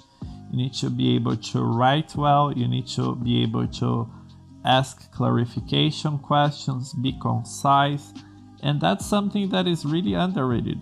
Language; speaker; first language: English; non-native, fluent; Portuguese